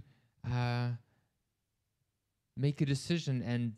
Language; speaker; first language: English; native; English